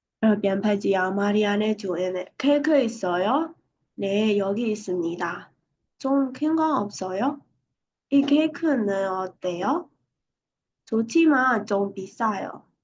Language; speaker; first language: Korean; non-native, fluent; Burmese